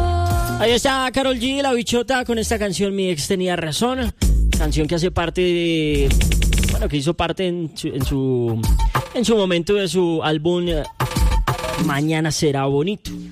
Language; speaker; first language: Spanish; native; Spanish